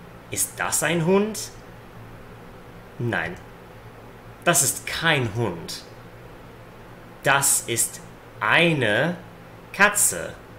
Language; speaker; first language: German; non-native, fluent; English